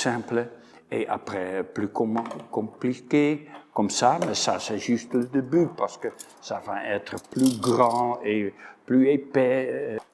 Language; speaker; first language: French; non-native, fluent; Dutch